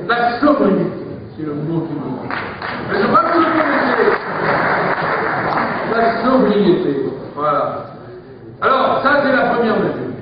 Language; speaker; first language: French; native; French